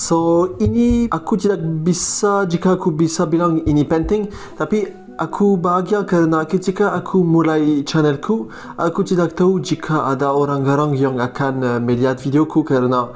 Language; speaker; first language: Indonesian; non-native, learner; French